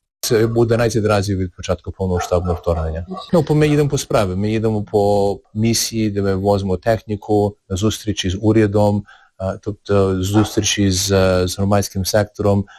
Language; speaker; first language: Ukrainian; early bilingual, heritage; Ukrainian